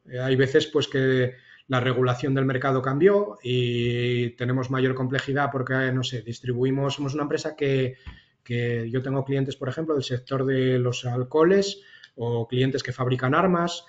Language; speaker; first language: Spanish; native; Spanish